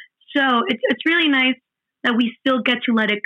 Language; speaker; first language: English; non-native, fluent; Spanish